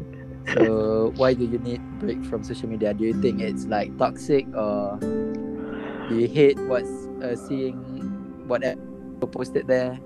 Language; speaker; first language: English; non-native, local second language; Malay